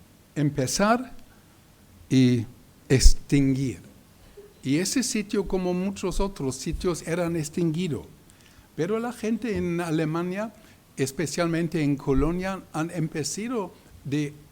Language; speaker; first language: Spanish; non-native, learner; German